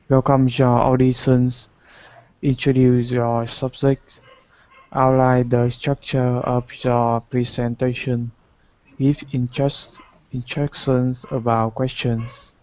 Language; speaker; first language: English; non-native, learner; Vietnamese